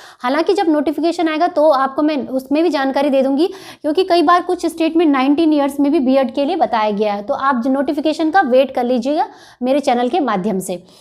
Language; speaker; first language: Hindi; native; Hindi